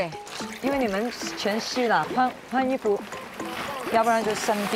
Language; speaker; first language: Chinese; non-native, local second language; Cantonese